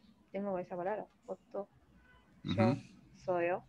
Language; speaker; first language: Spanish; native; Spanish